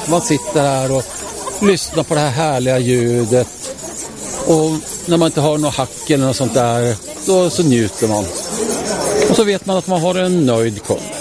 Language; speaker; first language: Swedish; native; Swedish